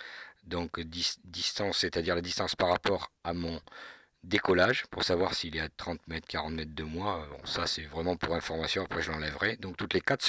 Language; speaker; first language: French; native; French